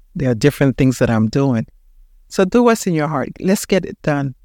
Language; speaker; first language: English; early bilingual, heritage; Spanish